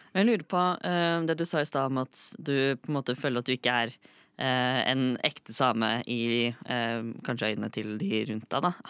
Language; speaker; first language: Norwegian; native; Norwegian